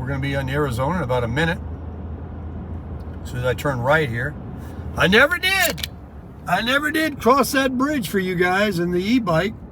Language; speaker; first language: English; native; English